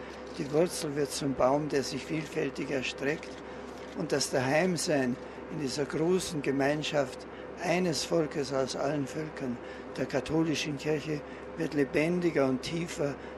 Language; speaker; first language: German; native; German